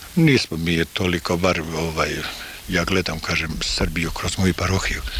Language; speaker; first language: Serbian; native; Serbian